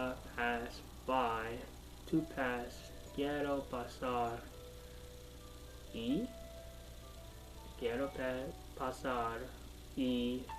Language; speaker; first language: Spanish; non-native, learner; English